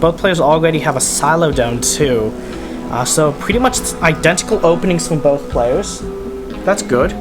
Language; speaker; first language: English; native; English